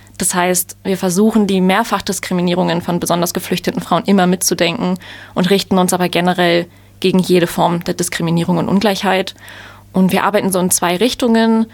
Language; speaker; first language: German; native; German